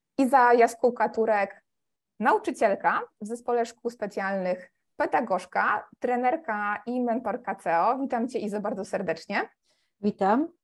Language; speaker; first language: Polish; native; Polish